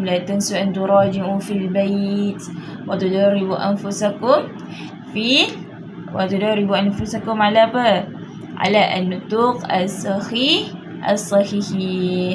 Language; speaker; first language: Arabic; non-native, learner; Malay